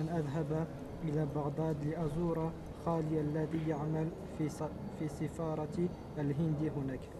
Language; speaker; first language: Arabic; non-native, learner; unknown